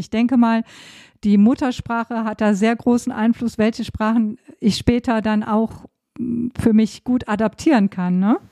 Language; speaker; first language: German; native; German